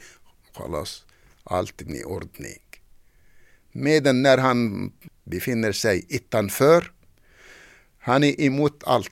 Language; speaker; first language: Swedish; non-native, fluent; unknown